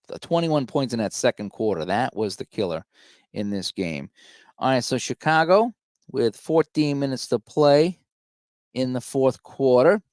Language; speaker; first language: English; native; English